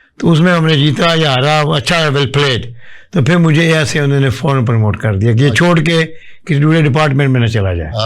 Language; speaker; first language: Urdu; non-native, local second language; Punjabi